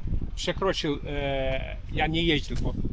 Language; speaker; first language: Polish; non-native, learner; Ukrainian